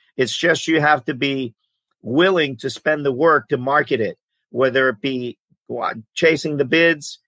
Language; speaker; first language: English; early bilingual, other home language; Greek